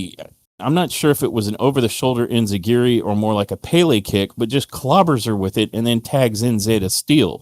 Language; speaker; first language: English; native; English